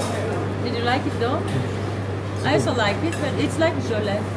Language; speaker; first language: English; non-native, learner; Turkish